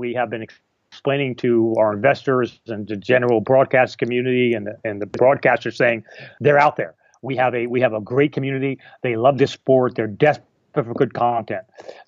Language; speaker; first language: English; native; English